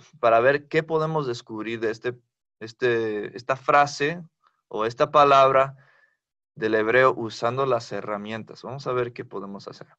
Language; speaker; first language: Spanish; non-native, fluent; English